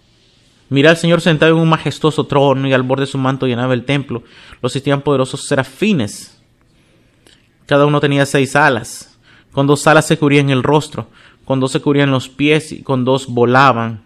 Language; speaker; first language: Spanish; non-native, fluent; English